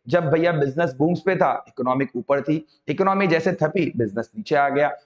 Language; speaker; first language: Hindi; native; Hindi